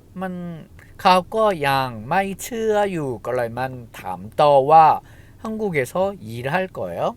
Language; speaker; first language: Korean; non-native, fluent; Thai